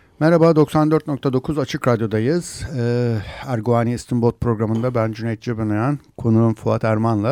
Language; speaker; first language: Turkish; native; Turkish